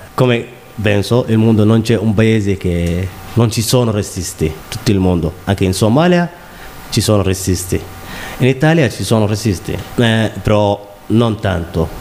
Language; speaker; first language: Italian; non-native, learner; Somali